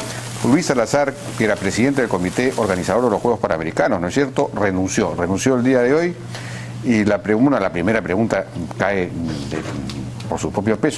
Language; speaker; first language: Spanish; native; Spanish